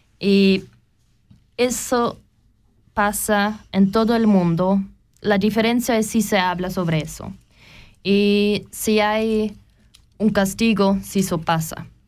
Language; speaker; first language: Spanish; non-native, learner; German